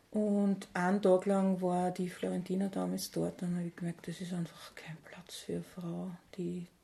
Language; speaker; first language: German; native; German